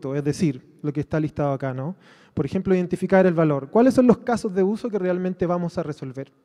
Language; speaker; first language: Spanish; native; Spanish